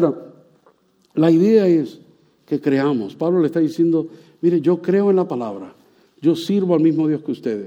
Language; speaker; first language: Spanish; native; Spanish